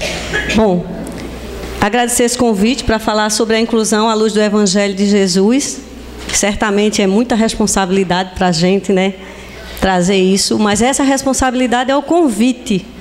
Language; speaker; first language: Portuguese; native; Portuguese